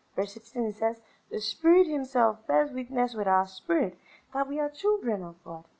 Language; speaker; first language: English; non-native, local second language; Yoruba